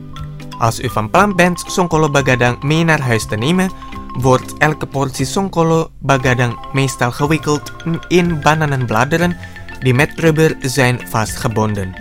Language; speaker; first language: Dutch; non-native, fluent; Indonesian